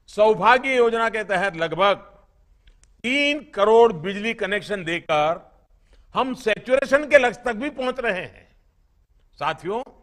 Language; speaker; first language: Hindi; non-native, local second language; Gujarati